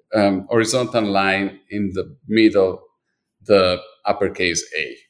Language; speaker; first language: English; non-native, fluent; Italian